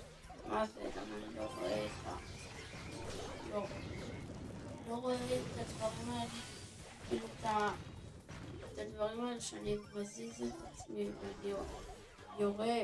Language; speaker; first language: Hebrew; native; Hebrew